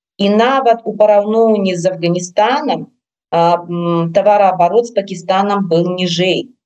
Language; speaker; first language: Belarusian; non-native, local second language; Russian